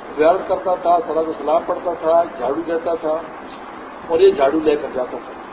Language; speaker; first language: Urdu; non-native, local second language; Pashto